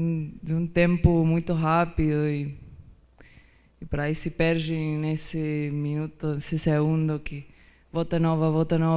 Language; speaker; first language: Portuguese; non-native, fluent; Spanish